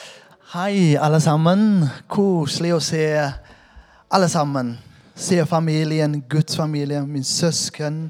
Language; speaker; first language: Norwegian; non-native, fluent; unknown